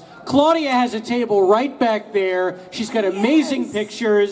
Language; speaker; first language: English; native; English